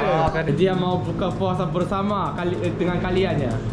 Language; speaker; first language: Indonesian; non-native, learner; Korean